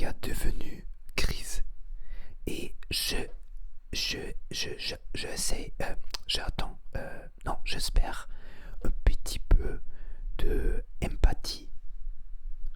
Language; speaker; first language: French; non-native, learner; Spanish